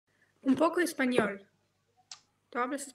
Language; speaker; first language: Spanish; non-native, learner; Russian